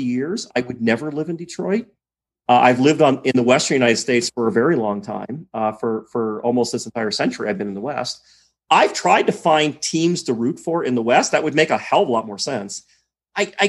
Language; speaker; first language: English; native; English